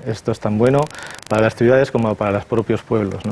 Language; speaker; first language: Spanish; native; Spanish